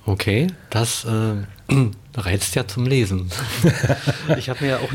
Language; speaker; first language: German; native; German